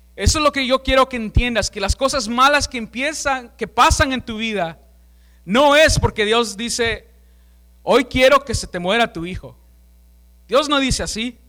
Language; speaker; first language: Spanish; early bilingual, heritage; Spanish